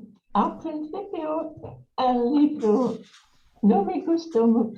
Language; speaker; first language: Spanish; non-native, learner; English